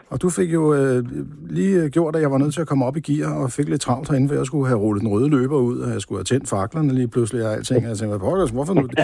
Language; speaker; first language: Danish; native; Danish